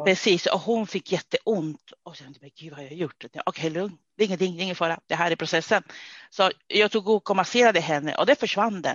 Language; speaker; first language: Swedish; non-native, fluent; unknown